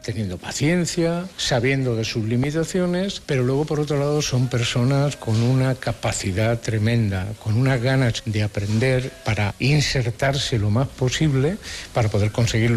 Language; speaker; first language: Spanish; native; Spanish